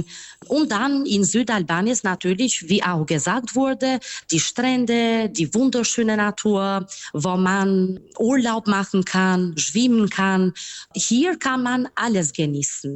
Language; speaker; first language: German; non-native, fluent; Albanian